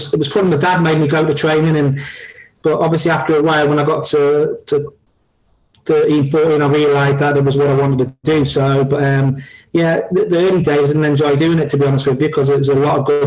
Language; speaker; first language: English; native; English